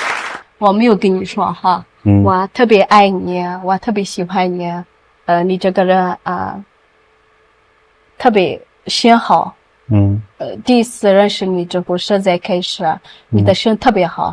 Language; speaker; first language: Chinese; non-native, learner; Amharic